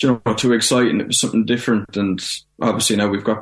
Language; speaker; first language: English; native; English